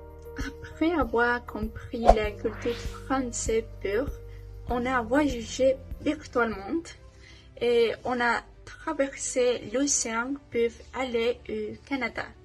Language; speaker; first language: French; non-native, learner; Spanish